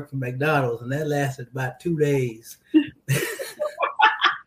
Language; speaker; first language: English; native; English